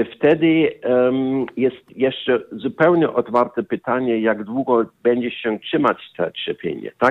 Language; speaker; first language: Polish; non-native, learner; German